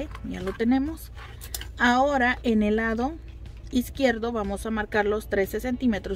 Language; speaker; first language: Spanish; native; Spanish